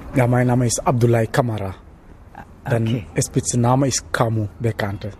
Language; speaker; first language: German; non-native, learner; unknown